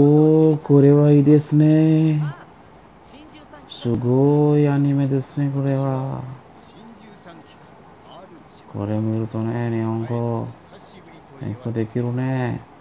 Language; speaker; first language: Japanese; non-native, learner; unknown